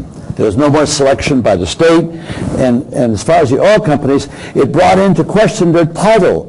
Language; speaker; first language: English; native; English